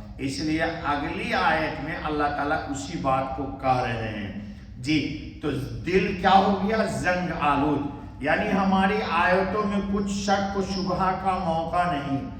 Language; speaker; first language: Urdu; native; Urdu